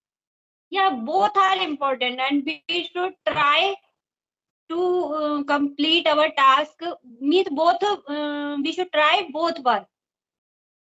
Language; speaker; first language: English; non-native, learner; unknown